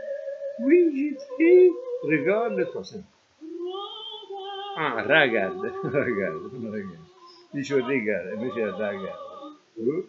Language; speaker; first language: Italian; native; Italian